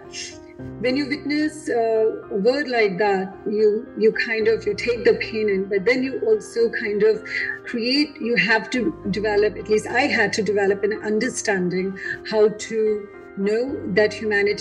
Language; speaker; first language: English; non-native, local second language; Hindi